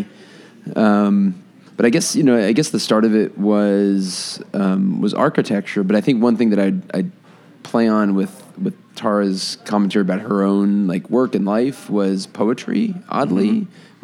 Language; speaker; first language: English; native; English